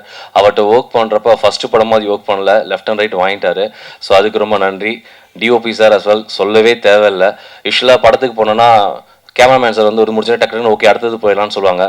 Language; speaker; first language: Tamil; native; Tamil